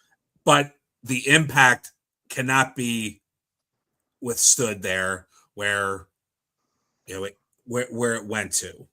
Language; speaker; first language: English; native; English